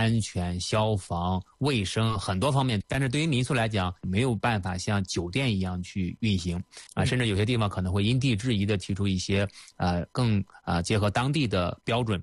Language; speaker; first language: Chinese; native; Chinese